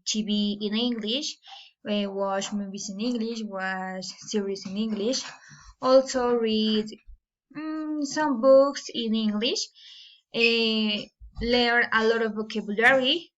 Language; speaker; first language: English; non-native, learner; Spanish